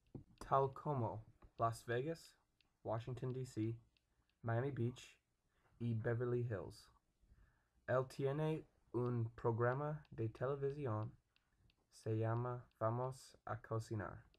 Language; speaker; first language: Spanish; non-native, learner; English